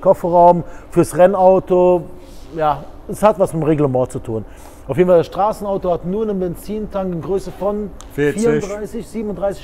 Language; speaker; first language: German; native; German